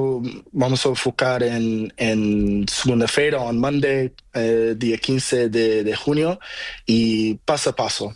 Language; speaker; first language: Spanish; non-native, learner; Portuguese